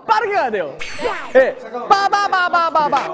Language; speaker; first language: Korean; native; Korean